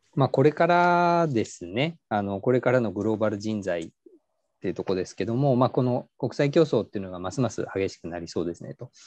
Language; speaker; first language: Japanese; native; Japanese